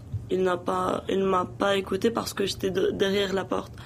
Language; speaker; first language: French; non-native, local second language; Arabic